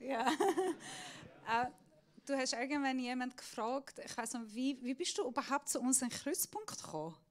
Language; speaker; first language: German; non-native, fluent; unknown